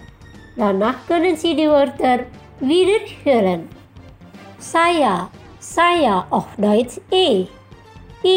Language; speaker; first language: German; non-native, fluent; Indonesian